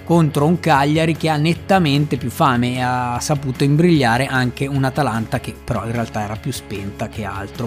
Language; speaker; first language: Italian; native; Italian